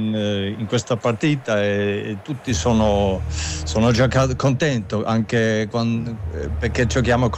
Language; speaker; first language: Italian; non-native, fluent; German